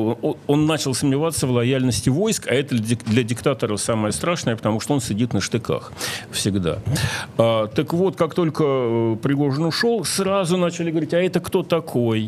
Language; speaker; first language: Russian; native; Russian